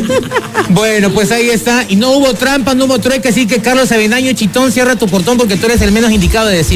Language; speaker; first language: Spanish; native; Spanish